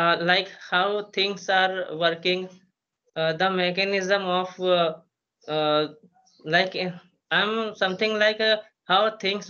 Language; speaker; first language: English; non-native, learner; Hindi